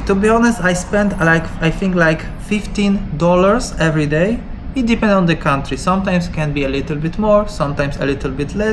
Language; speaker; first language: English; non-native, learner; Polish